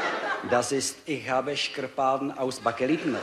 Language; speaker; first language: German; non-native, learner; Czech